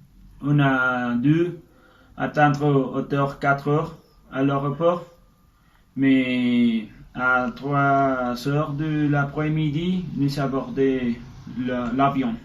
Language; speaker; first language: French; non-native, learner; Spanish